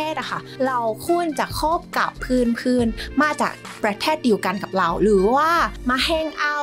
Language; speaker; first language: Thai; non-native, fluent; Vietnamese